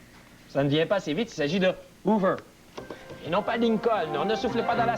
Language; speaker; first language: French; native; French